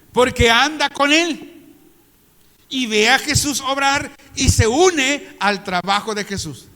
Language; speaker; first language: Spanish; native; Spanish